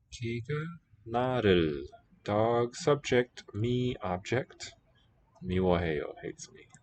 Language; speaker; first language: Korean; non-native, learner; English